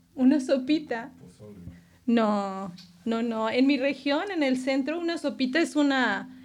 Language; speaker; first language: Spanish; native; Spanish